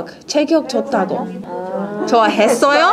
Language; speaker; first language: Korean; early bilingual, heritage; English